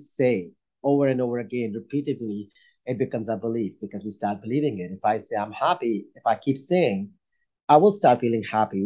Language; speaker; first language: English; non-native, local second language; Urdu